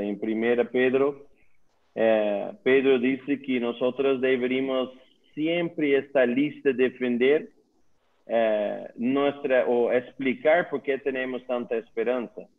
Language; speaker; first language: Spanish; non-native, learner; Dutch